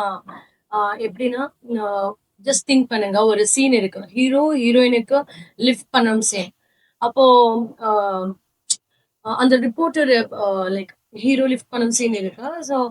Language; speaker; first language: Tamil; non-native, learner; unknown